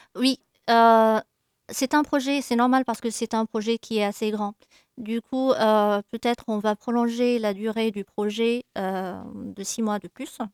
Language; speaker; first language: French; non-native, local second language; Arabic